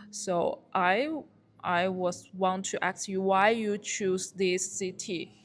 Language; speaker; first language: English; non-native, learner; Chinese